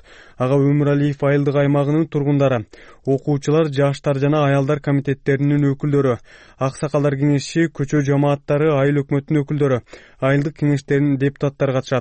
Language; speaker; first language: Kyrgyz; native; Kyrgyz